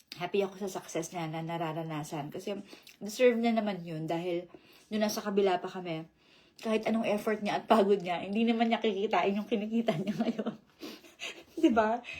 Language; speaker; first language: Filipino; native; Filipino